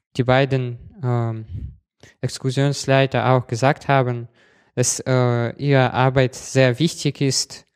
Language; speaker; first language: German; non-native, fluent; Russian